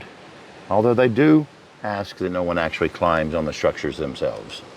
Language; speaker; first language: English; native; English